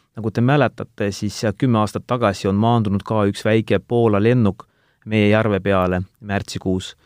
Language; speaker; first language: Estonian; non-native, local second language; Russian